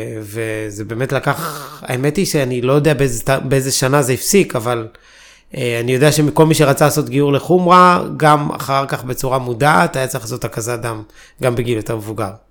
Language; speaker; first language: Hebrew; early bilingual, other home language; Amharic